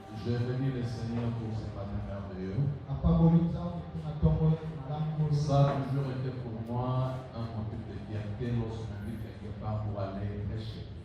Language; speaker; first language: French; non-native, local second language; Lingala